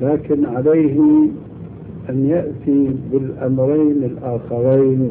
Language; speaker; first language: Arabic; early bilingual, other home language; Albanian